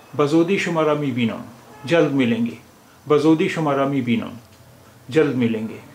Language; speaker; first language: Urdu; native; Urdu